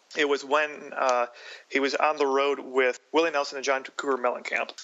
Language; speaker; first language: English; native; English